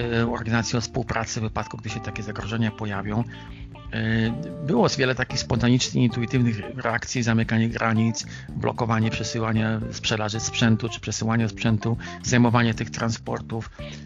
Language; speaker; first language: Polish; native; Polish